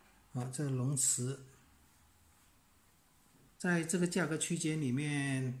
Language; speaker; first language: Chinese; native; Chinese